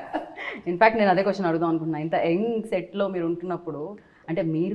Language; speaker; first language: Telugu; native; Telugu